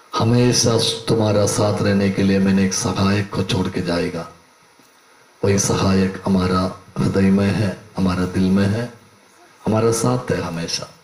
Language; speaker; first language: Hindi; non-native, local second language; Malayalam